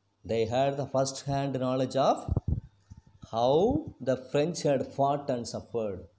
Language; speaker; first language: English; non-native, local second language; Tamil